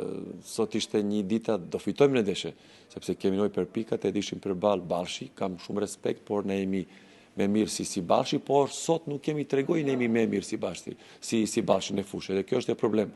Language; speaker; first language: Albanian; non-native, learner; Serbian